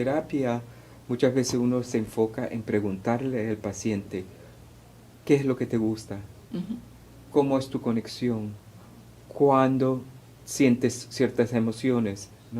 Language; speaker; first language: Spanish; early bilingual, heritage; Spanish